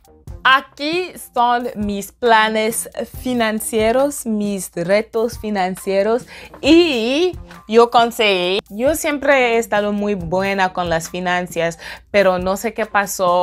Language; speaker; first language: Spanish; non-native, fluent; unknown